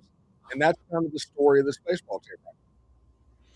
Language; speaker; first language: English; native; English